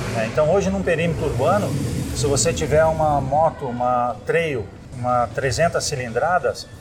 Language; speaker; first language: Portuguese; native; Portuguese